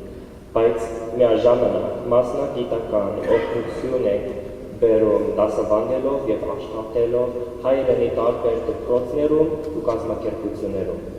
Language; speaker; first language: Armenian; non-native, learner; English